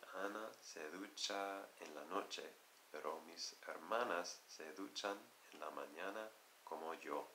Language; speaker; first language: Spanish; non-native, learner; English